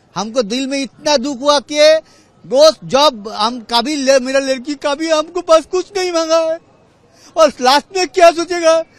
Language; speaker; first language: Hindi; non-native, local second language; Bangla